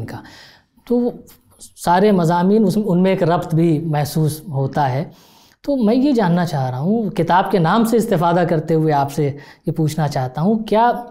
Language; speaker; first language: Hindi; native; Hindi